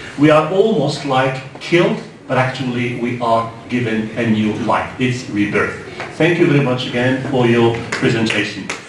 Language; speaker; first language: English; non-native, fluent; Arabic